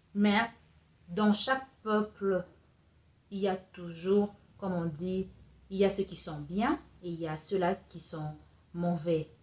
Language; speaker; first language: French; non-native, local second language; Lingala